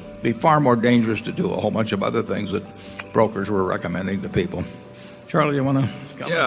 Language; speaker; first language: English; native; English